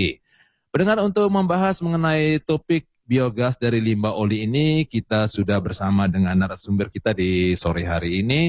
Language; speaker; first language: Indonesian; native; Indonesian